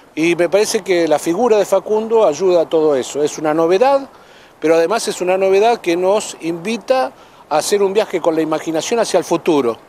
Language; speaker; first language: Spanish; native; Spanish